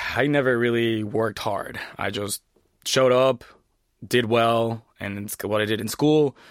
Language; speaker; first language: English; early bilingual, other home language; Spanish